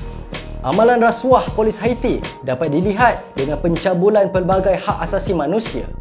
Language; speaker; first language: Malay; native; Malay